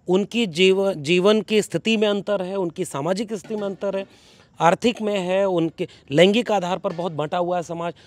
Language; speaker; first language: Hindi; native; Hindi